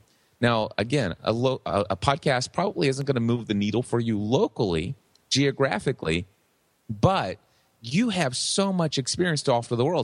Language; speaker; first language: English; native; English